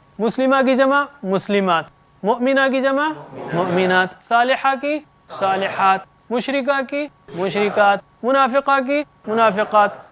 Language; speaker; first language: Urdu; native; Urdu